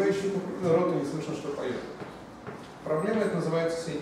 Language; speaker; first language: Russian; native; Russian